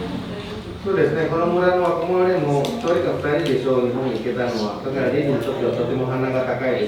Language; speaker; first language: Japanese; non-native, fluent; Indonesian